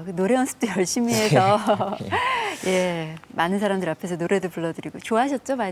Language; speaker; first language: Korean; native; Korean